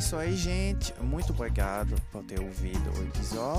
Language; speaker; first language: Portuguese; non-native, fluent; French